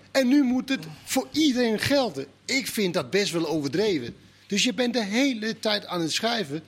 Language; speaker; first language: Dutch; non-native, fluent; Danish